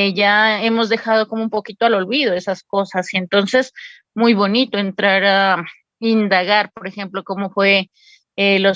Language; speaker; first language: Spanish; native; Spanish